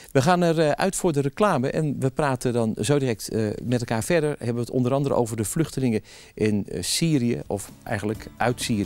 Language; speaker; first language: Dutch; native; Dutch